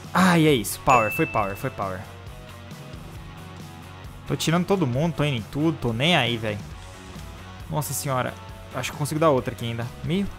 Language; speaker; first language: Portuguese; native; Portuguese